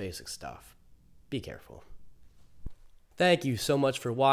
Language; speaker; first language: English; native; English